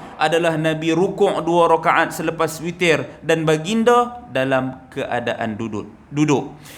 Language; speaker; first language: Malay; native; Malay